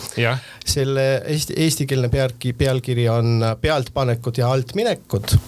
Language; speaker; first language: Estonian; non-native, local second language; Russian